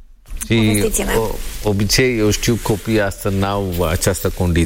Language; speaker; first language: Romanian; non-native, learner; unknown